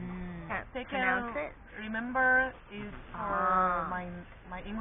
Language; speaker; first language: English; non-native, fluent; Korean